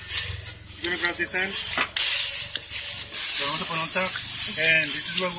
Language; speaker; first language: English; early bilingual, other home language; Spanish